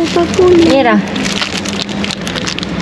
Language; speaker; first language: Spanish; non-native, learner; Filipino